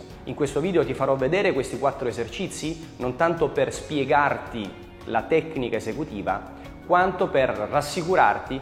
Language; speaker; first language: Italian; native; Italian